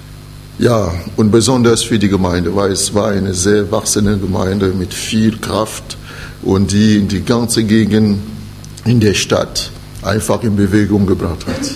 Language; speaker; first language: German; non-native, fluent; French